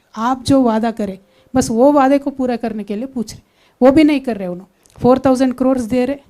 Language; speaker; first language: Hindi; non-native, local second language; Telugu